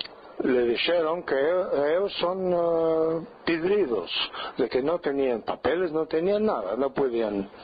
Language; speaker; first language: Spanish; non-native, fluent; Greek